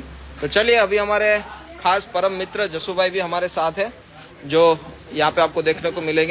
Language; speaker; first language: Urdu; non-native, local second language; Gujarati